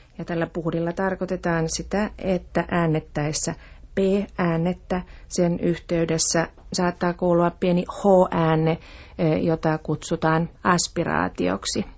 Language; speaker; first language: Finnish; native; Finnish